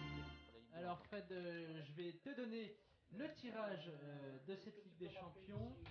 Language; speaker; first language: French; native; French